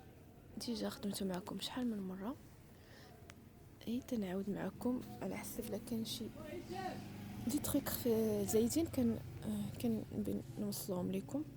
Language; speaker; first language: Arabic; native; Arabic